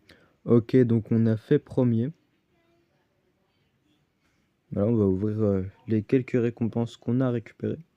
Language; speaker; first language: French; native; French